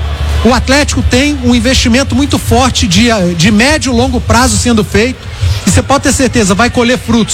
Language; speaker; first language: Portuguese; native; Portuguese